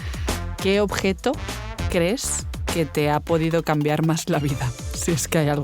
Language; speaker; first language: Spanish; native; Spanish